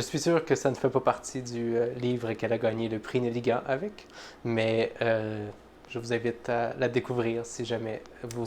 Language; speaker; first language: French; native; French